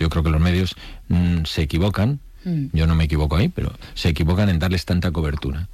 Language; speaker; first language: Spanish; native; Spanish